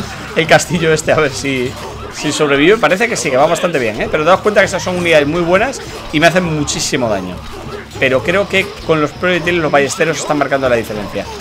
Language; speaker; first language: Spanish; native; Spanish